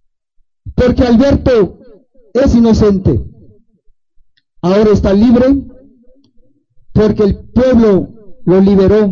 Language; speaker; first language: Spanish; non-native, local second language; Tzotzil